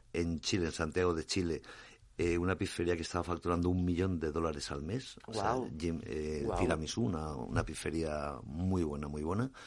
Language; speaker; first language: Spanish; native; Spanish